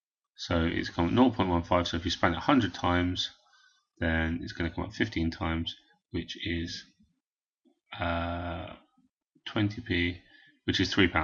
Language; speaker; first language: English; native; English